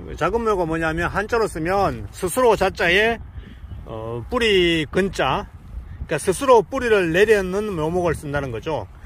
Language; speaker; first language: Korean; native; Korean